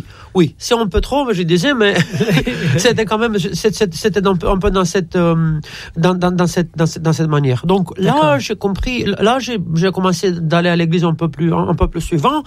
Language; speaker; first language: French; non-native, fluent; Romanian